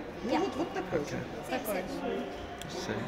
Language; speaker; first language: Russian; native; Russian